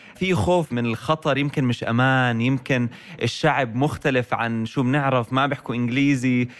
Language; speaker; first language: Arabic; native; Arabic